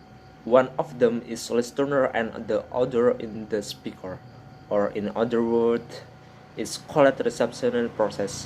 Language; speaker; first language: English; non-native, learner; Indonesian